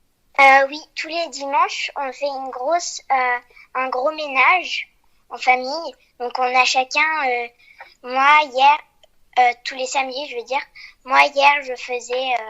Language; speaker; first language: French; early bilingual, heritage; French